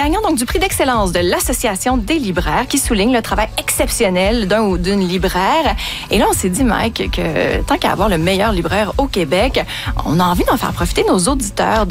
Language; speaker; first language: French; native; French